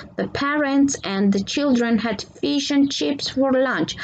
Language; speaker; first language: English; non-native, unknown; Georgian